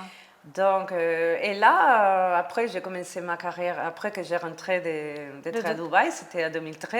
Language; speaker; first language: French; non-native, learner; Spanish